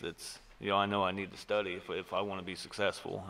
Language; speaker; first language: English; native; English